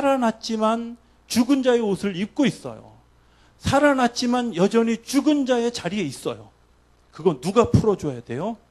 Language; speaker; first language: Korean; native; Korean